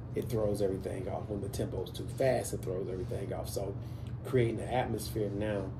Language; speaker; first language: English; native; English